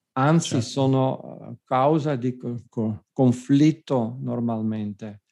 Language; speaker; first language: Italian; non-native, fluent; Dutch